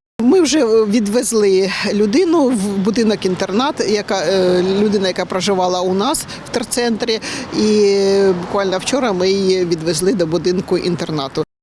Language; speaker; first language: Ukrainian; native; Ukrainian